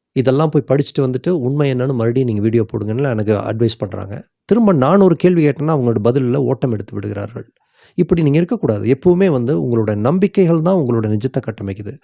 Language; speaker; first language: Tamil; native; Tamil